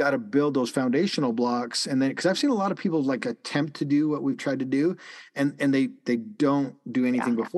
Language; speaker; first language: English; native; English